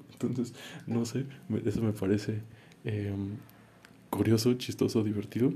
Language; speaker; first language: Spanish; native; Spanish